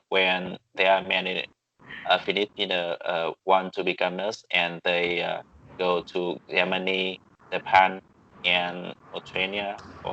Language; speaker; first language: English; non-native, learner; Vietnamese